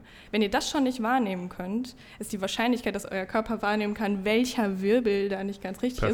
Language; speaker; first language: German; native; German